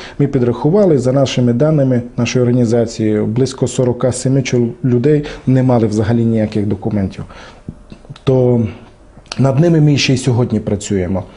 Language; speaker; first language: Ukrainian; non-native, local second language; Romany